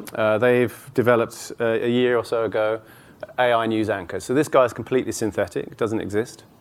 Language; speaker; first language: English; native; English